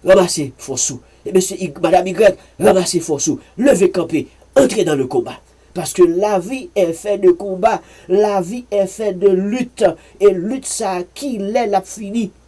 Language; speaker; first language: French; non-native, learner; Haitian Creole